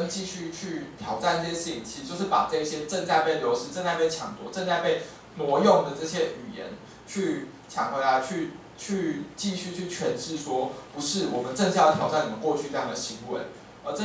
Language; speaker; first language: Chinese; native; Chinese